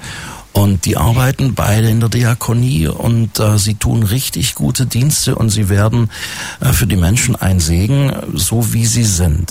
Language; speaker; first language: German; native; German